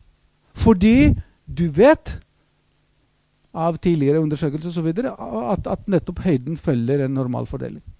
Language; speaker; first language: Norwegian; non-native, fluent; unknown